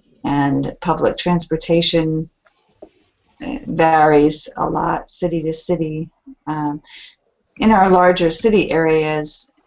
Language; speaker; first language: English; non-native, fluent; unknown